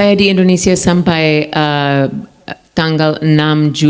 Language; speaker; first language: Indonesian; non-native, fluent; English